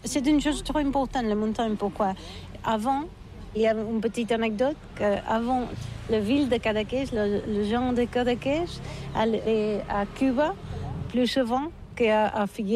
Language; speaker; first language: French; non-native, learner; Catalan